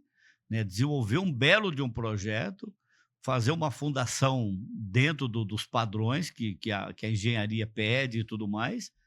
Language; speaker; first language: Portuguese; native; Portuguese